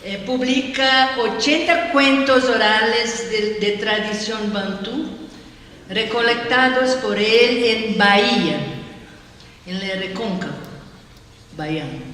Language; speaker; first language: Spanish; non-native, learner; Portuguese